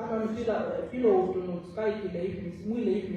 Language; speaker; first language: Finnish; non-native, fluent; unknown